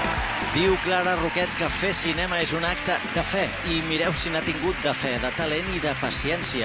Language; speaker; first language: Catalan; native; Catalan